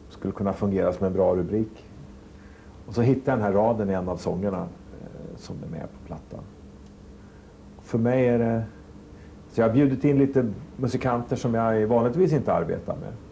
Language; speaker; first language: Swedish; native; Swedish